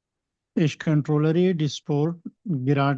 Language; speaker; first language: German; non-native, learner; Urdu